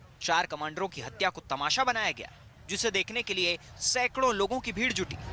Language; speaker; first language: Hindi; native; Hindi